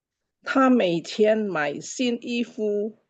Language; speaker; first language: Chinese; non-native, learner; Indonesian